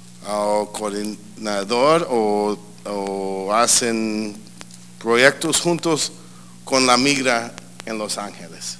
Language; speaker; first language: Spanish; early bilingual, heritage; English